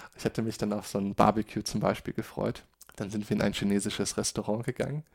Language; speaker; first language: German; native; German